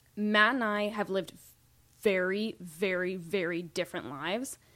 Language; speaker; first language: English; native; English